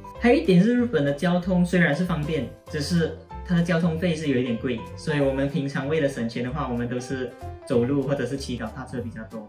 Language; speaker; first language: Chinese; native; Chinese